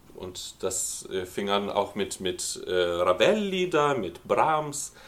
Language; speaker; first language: German; non-native, fluent; Lithuanian